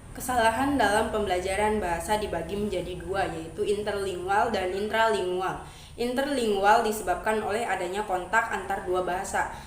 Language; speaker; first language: Indonesian; non-native, local second language; Javanese